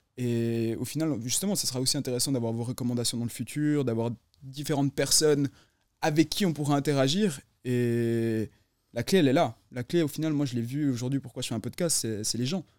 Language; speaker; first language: French; native; French